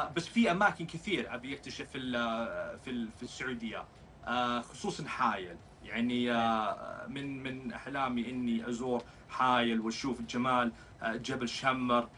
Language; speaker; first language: Arabic; non-native, fluent; English